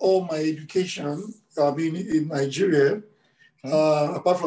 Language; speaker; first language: English; non-native, local second language; Yoruba